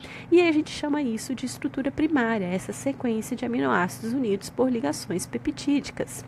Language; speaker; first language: Portuguese; native; Portuguese